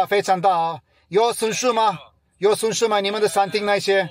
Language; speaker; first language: Chinese; non-native, fluent; Turkish